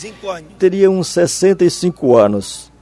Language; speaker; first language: Portuguese; native; Portuguese